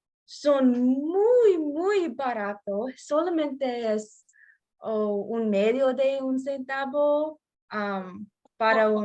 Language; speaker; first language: Spanish; non-native, learner; English